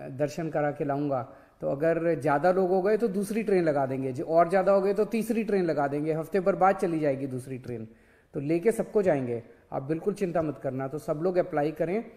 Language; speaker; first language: Hindi; native; Hindi